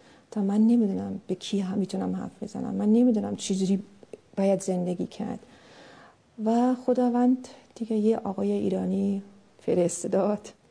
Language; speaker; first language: Persian; non-native, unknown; German